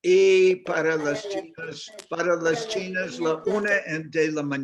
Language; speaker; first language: Spanish; non-native, fluent; English